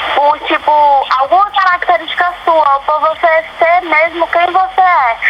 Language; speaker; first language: Portuguese; native; Portuguese